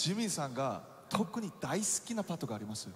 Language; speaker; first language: Japanese; non-native, learner; Korean